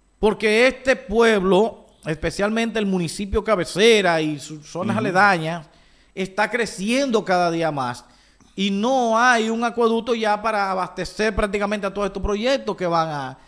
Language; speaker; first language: Spanish; native; Spanish